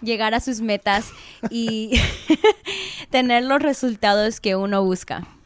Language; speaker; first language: Spanish; early bilingual, heritage; Spanish